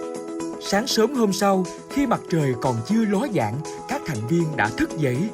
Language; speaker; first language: Vietnamese; native; Vietnamese